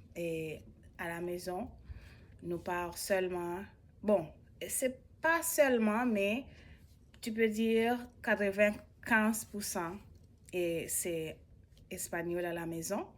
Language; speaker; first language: French; non-native, learner; English